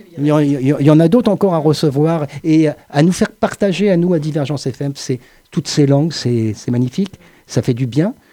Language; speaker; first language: French; native; French